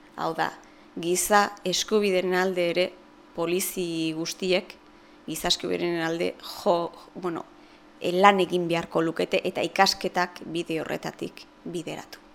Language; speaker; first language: Basque; native; Basque